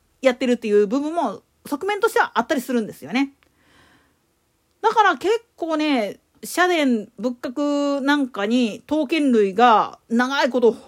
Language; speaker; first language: Japanese; native; Japanese